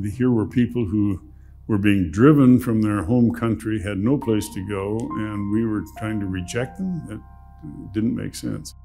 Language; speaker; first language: English; native; English